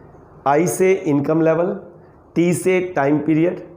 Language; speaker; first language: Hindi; native; Hindi